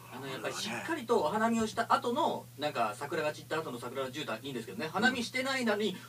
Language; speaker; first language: Japanese; native; Japanese